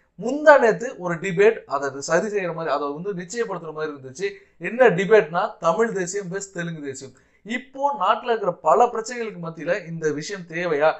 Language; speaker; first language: Tamil; native; Tamil